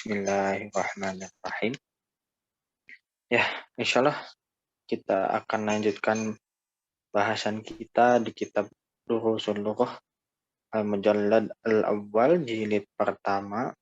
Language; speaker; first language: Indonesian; native; Indonesian